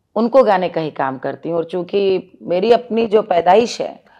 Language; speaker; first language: Hindi; native; Hindi